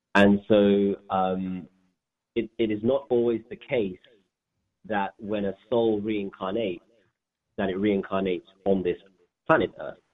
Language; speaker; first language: English; native; English